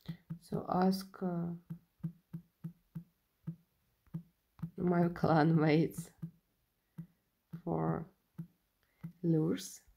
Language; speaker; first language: English; non-native, learner; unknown